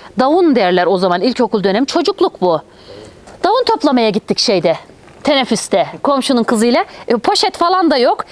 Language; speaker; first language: Turkish; native; Turkish